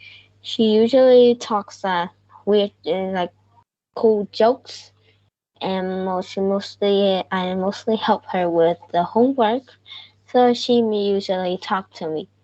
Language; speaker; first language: English; non-native, learner; Vietnamese